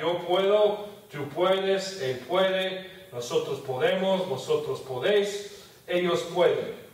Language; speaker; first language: Spanish; non-native, fluent; English